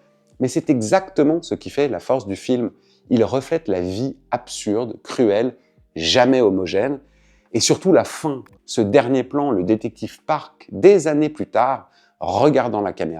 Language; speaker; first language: French; native; French